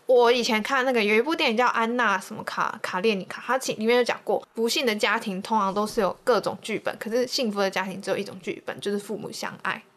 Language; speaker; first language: Chinese; native; Chinese